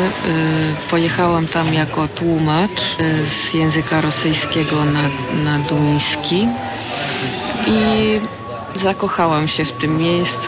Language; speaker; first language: Polish; early bilingual, heritage; Polish